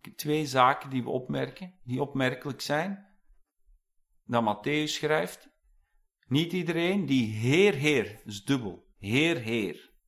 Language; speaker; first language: Dutch; non-native, fluent; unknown